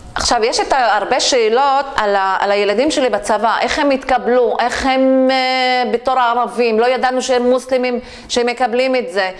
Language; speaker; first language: Hebrew; non-native, local second language; Arabic